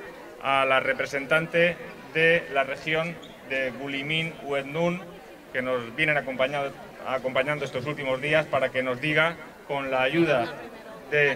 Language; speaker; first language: Spanish; native; Spanish